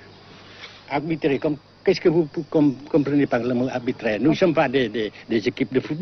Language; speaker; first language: French; non-native, fluent; Vietnamese